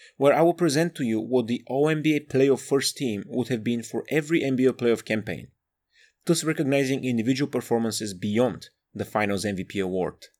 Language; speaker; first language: English; non-native, fluent; Bulgarian